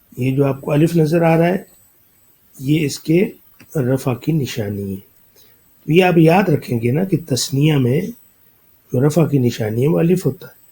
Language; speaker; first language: Urdu; native; Urdu